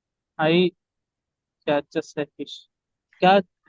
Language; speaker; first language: English; non-native, learner; Malayalam